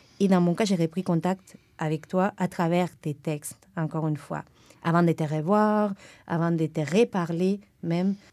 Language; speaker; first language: French; non-native, fluent; Spanish